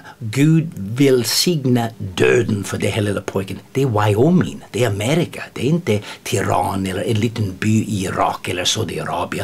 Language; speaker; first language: Swedish; non-native, fluent; English